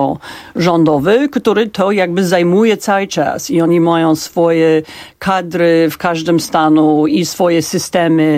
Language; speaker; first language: Polish; non-native, fluent; English